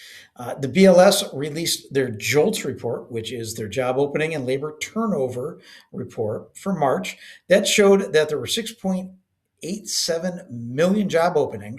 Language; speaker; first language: English; native; English